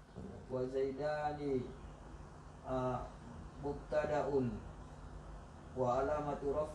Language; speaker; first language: Arabic; non-native, learner; Indonesian